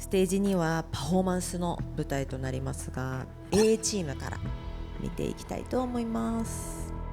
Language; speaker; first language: Japanese; native; Japanese